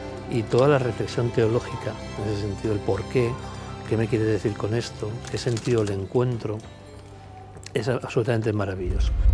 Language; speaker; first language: Spanish; native; Spanish